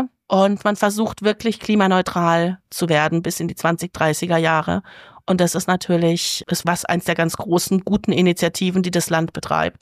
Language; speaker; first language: German; native; German